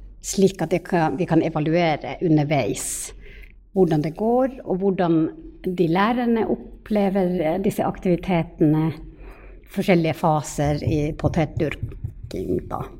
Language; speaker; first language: Norwegian; non-native, fluent; Finnish